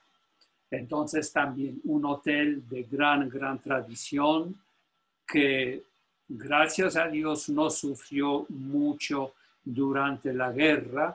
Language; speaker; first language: Spanish; non-native, fluent; Polish